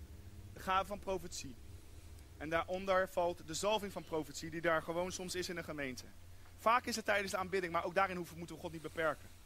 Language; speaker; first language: Dutch; native; Dutch